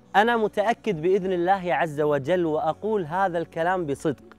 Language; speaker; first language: Arabic; native; Arabic